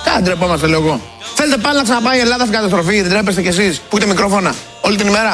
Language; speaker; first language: Greek; native; Greek